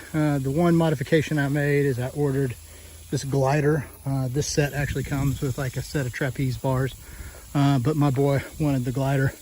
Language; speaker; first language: English; native; English